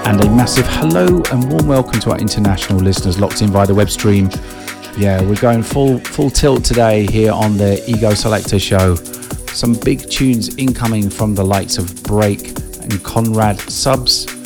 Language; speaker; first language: English; native; English